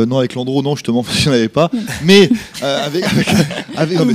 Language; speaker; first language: French; native; French